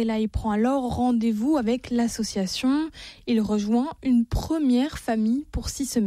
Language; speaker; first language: French; native; French